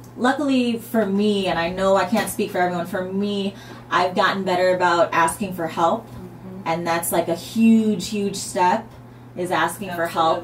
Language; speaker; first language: English; native; English